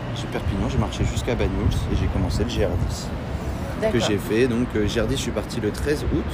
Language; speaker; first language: French; native; French